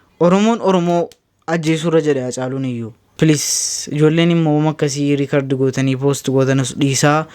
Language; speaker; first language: Oromo; native; Oromo